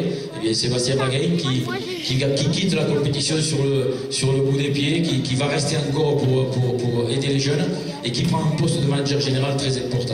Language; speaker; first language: French; native; French